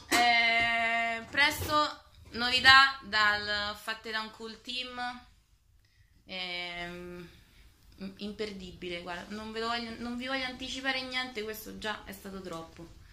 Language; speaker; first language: Italian; native; Italian